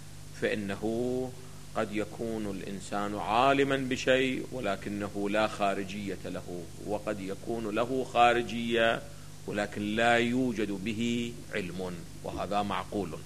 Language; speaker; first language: Arabic; native; Arabic